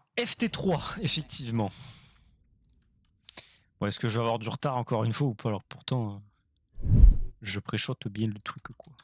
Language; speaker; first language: French; native; French